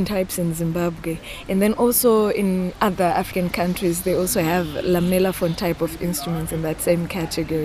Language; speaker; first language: English; non-native, local second language; Shona